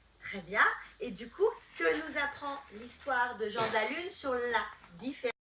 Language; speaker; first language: French; native; French